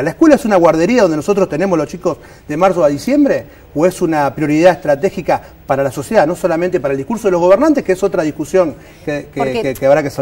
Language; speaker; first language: Spanish; native; Spanish